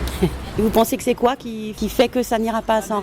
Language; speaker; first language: French; native; French